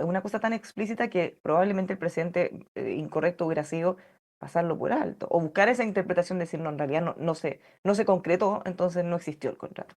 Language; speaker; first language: Spanish; native; Spanish